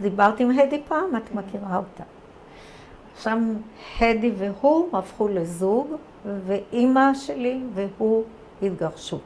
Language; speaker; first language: Hebrew; early bilingual, other home language; Croatian